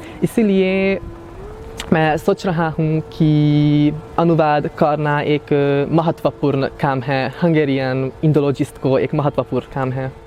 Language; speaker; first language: Hindi; non-native, fluent; Hungarian